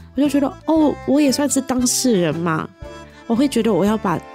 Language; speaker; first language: Chinese; native; Chinese